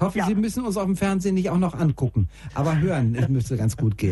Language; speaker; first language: German; native; German